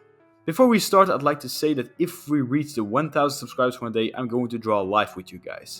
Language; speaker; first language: English; non-native, fluent; Dutch